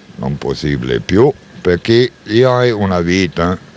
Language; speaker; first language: Italian; non-native, learner; German